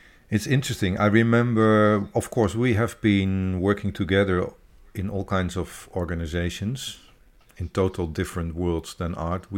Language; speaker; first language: English; non-native, fluent; Dutch